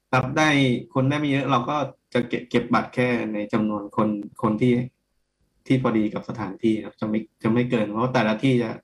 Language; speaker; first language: Thai; native; Thai